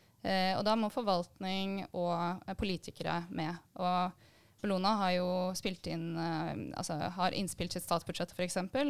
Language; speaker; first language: Norwegian; native; Norwegian